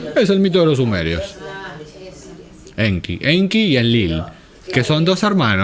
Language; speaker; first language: Spanish; native; Spanish